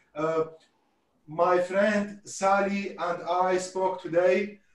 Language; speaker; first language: English; non-native, fluent; Arabic